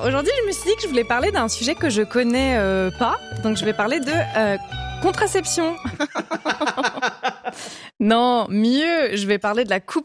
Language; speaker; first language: French; native; French